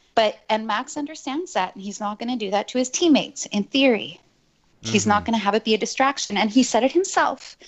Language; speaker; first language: English; native; English